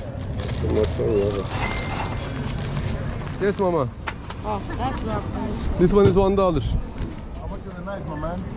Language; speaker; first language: English; non-native, learner; Turkish